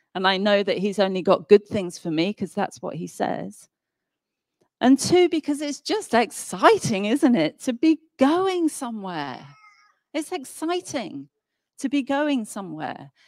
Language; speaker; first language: English; native; English